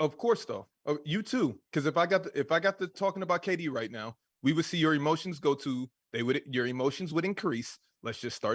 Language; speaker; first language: English; native; English